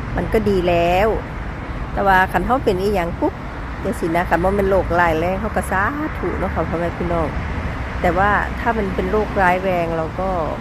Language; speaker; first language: Thai; native; Thai